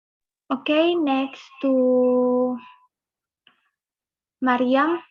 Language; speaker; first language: English; non-native, learner; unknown